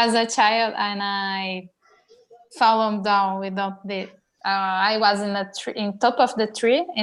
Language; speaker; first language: English; non-native, learner; Portuguese